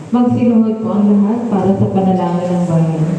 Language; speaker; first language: Filipino; native; Filipino